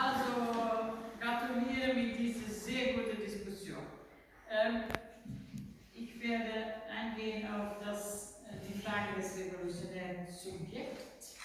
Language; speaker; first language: German; non-native, learner; Dutch